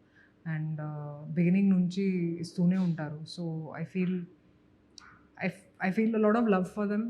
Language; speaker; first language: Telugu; non-native, fluent; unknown